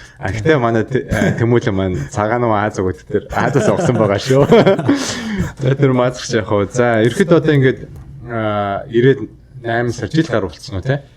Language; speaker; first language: Mongolian; native; Mongolian